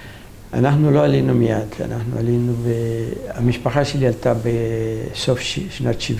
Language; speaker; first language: Hebrew; non-native, fluent; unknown